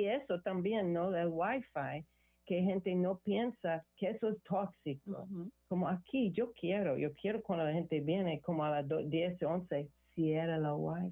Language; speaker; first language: Spanish; non-native, learner; English